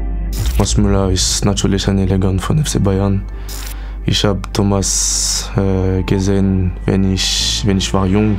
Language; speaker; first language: German; non-native, learner; French